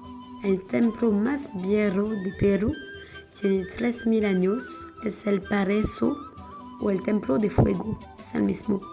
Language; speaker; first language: Spanish; non-native, learner; French